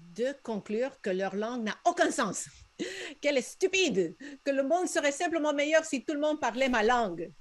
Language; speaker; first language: French; non-native, fluent; Spanish